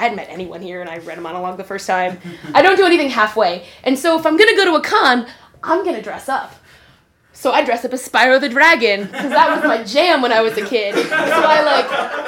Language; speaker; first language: English; native; English